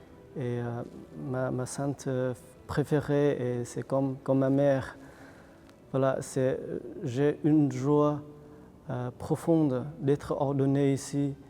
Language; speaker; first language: French; non-native, fluent; Vietnamese